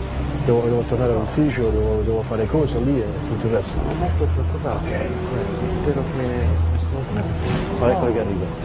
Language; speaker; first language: Italian; non-native, learner; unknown